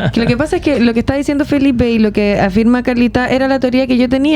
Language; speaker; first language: Spanish; native; Spanish